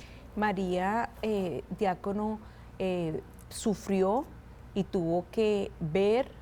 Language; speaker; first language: Spanish; native; Spanish